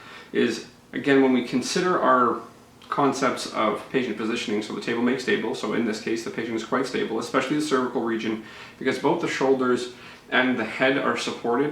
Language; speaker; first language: English; native; English